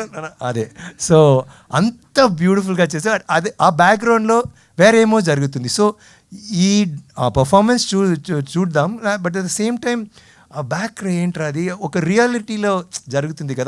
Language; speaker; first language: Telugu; non-native, learner; Tamil